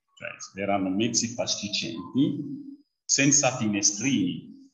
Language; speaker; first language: Italian; non-native, fluent; French